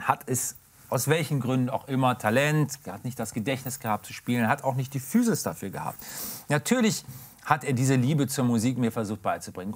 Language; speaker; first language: German; native; German